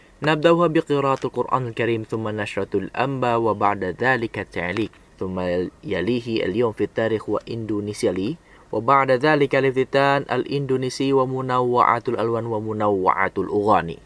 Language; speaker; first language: Arabic; non-native, fluent; Indonesian